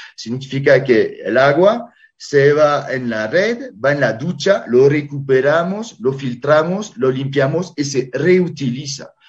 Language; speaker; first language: Spanish; non-native, fluent; French